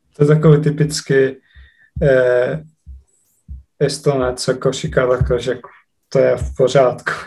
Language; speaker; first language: Czech; non-native, fluent; Estonian